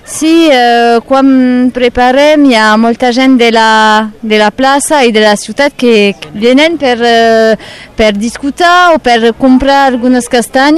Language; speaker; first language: Catalan; non-native, fluent; French